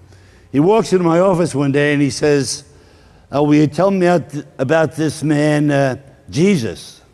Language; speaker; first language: English; native; English